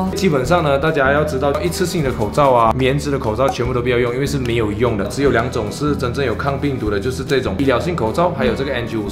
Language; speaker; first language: Chinese; native; Chinese